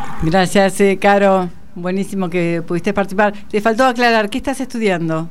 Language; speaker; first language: Spanish; native; Spanish